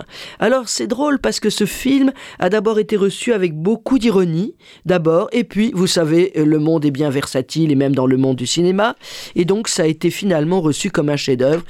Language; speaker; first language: French; native; French